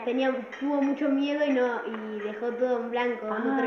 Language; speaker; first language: Spanish; native; Spanish